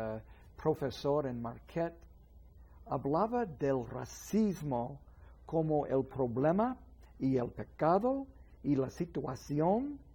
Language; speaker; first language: Spanish; non-native, fluent; English